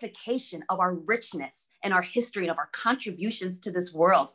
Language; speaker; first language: English; early bilingual, other home language; German